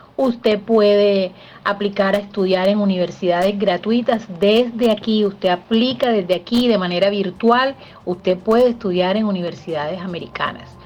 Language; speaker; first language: Spanish; native; Spanish